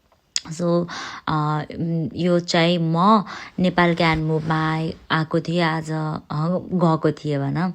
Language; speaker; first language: Nepali; native; Nepali